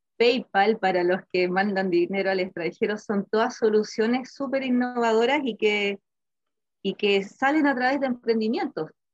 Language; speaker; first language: Spanish; native; Spanish